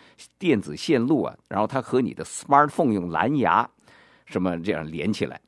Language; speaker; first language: Chinese; native; Chinese